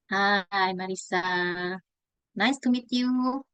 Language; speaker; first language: English; non-native, fluent; Indonesian